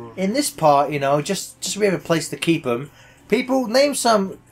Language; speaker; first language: English; native; English